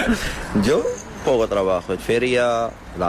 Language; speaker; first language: Spanish; non-native, learner; Arabic